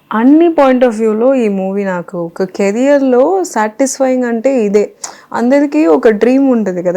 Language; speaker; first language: Telugu; non-native, fluent; Kannada